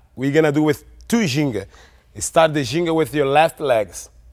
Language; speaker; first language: English; non-native, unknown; Portuguese